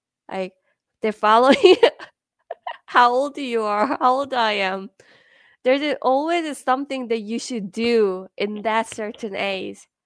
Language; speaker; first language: English; non-native, fluent; Korean